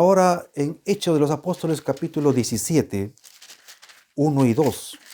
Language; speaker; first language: Spanish; native; Spanish